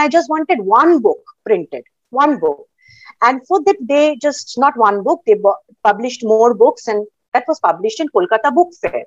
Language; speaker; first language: English; non-native, local second language; Bangla